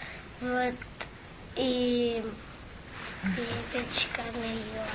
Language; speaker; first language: Russian; early bilingual, heritage; Russian